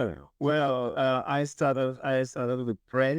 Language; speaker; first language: English; non-native, learner; Spanish